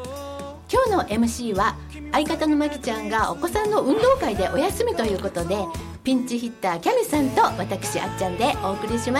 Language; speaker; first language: Japanese; native; Japanese